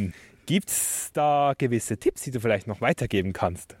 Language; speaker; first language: German; native; German